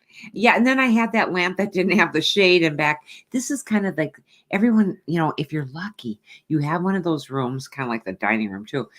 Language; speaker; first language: English; native; English